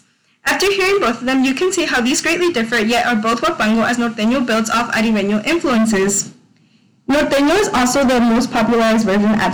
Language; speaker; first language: English; native; English